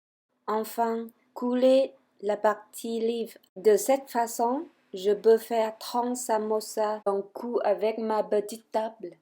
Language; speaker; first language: French; non-native, fluent; Vietnamese